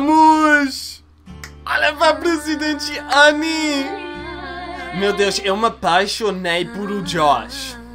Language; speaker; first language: Portuguese; early bilingual, heritage; Portuguese